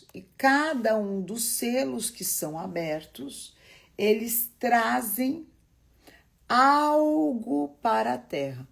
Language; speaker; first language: Portuguese; native; Portuguese